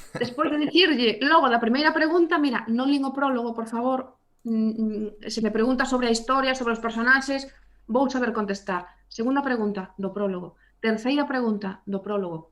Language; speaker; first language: Galician; non-native, local second language; Spanish